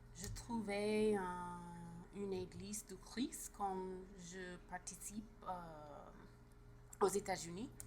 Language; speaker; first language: French; non-native, learner; English